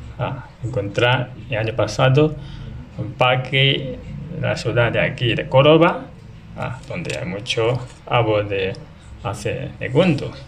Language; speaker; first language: Spanish; non-native, learner; Chinese